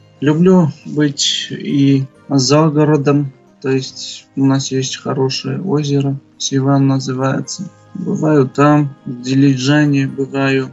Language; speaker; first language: Russian; non-native, fluent; Armenian